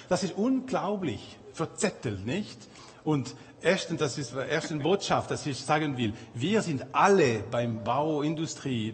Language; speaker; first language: German; non-native, local second language; French